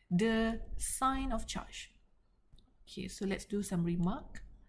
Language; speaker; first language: English; non-native, local second language; Malay